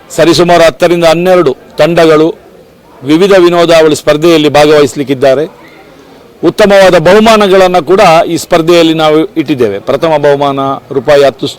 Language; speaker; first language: Kannada; non-native, local second language; Konkani